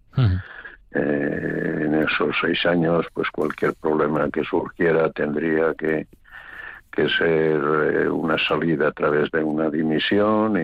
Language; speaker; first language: Spanish; native; Spanish